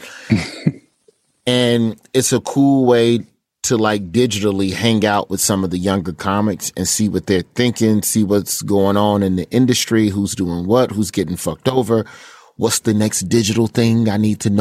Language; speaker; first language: English; native; English